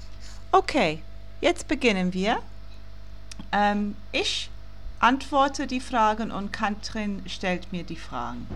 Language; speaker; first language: German; non-native, learner; English